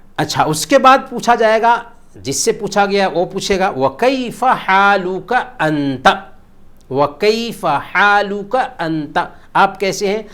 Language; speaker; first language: Urdu; native; Urdu